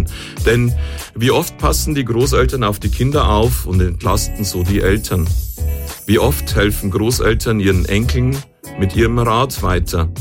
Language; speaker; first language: German; native; German